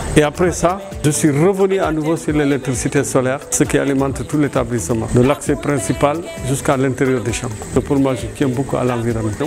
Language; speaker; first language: French; non-native, local second language; Fula